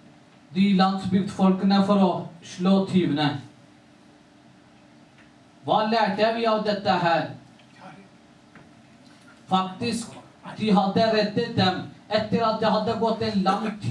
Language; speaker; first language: Norwegian; non-native, local second language; Urdu